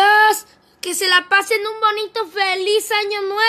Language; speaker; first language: Spanish; native; Spanish